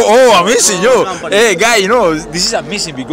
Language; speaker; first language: English; non-native, learner; Spanish